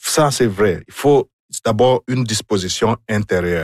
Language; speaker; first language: French; non-native, fluent; Igbo